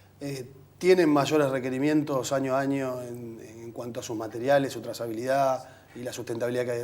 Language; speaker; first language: Spanish; native; Spanish